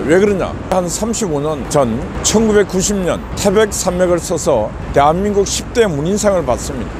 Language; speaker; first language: Korean; native; Korean